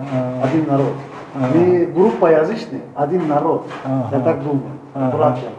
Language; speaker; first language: Russian; non-native, learner; Turkish